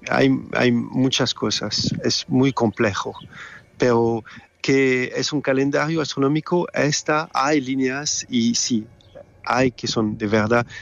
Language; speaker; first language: Spanish; non-native, fluent; French